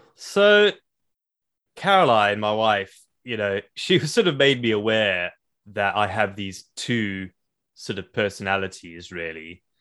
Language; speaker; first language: English; native; English